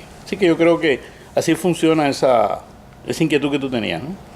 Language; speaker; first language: Spanish; native; Spanish